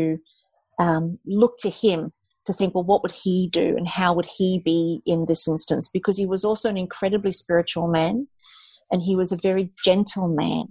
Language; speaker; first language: English; native; English